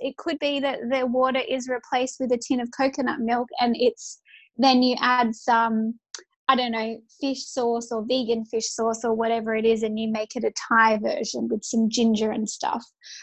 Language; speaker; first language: English; native; English